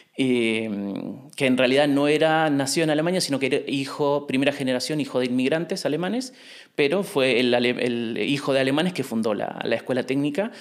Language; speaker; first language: Spanish; native; Spanish